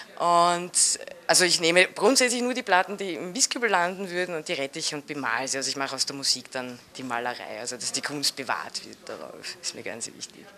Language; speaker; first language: German; native; German